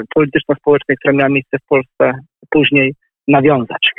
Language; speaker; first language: Polish; native; Polish